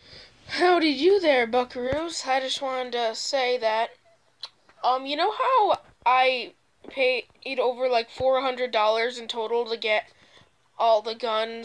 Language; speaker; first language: English; native; English